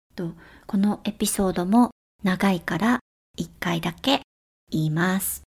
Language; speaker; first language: Japanese; native; Japanese